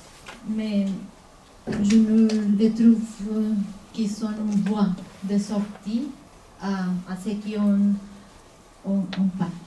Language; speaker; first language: French; non-native, fluent; Spanish